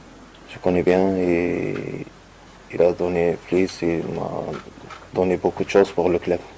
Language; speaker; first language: French; non-native, local second language; Arabic